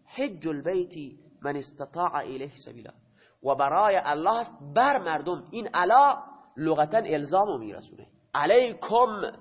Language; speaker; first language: Persian; non-native, local second language; Baluchi